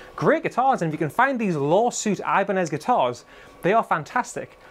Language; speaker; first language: English; native; English